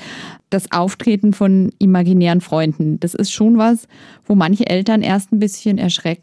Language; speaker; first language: German; native; German